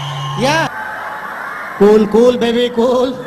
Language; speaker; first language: Telugu; native; Telugu